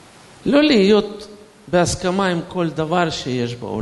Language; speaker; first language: Hebrew; non-native, fluent; Russian